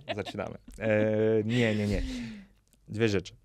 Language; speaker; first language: Polish; non-native, fluent; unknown